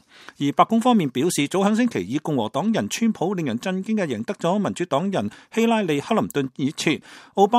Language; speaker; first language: Chinese; non-native, local second language; Cantonese